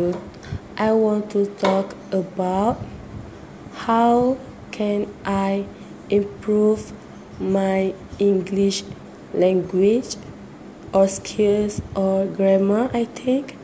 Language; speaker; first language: English; non-native, learner; Malay